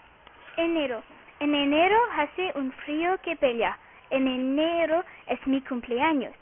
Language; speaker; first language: Spanish; non-native, learner; French